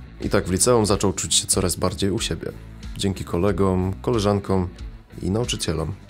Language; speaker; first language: Polish; early bilingual, other home language; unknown